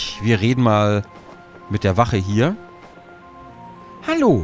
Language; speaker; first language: German; native; German